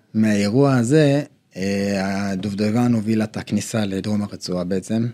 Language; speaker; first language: Hebrew; early bilingual, other home language; Amharic